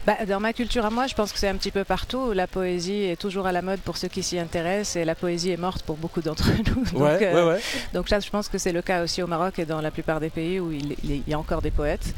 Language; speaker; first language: French; non-native, local second language; Arabic